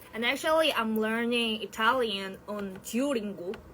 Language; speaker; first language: English; non-native, learner; Korean